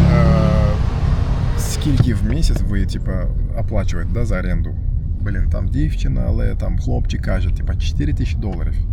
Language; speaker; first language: Ukrainian; non-native, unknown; Turkish